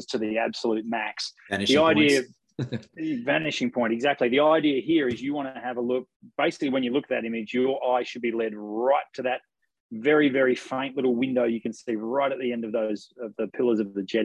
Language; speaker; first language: English; native; English